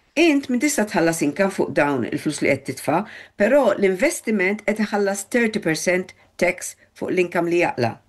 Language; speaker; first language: Maltese; early bilingual, heritage; Maltese